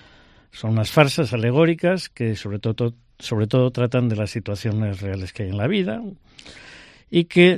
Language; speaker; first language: Spanish; native; Spanish